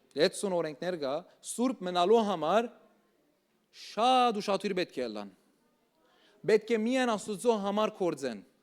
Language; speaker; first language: Armenian; early bilingual, heritage; Armenian